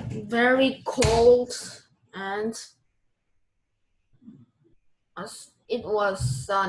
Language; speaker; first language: English; non-native, learner; Korean